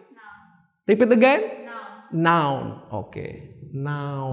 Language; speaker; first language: English; non-native, fluent; Indonesian